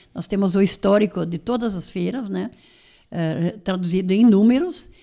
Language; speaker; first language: Portuguese; native; Portuguese